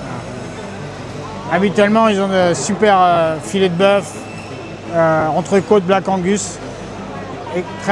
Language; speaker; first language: French; native; French